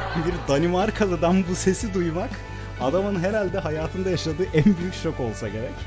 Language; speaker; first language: Turkish; native; Turkish